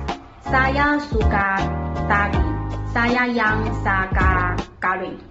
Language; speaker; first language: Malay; non-native, learner; Chinese